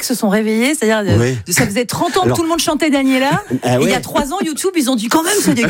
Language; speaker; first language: French; native; French